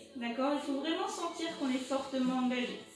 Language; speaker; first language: French; native; French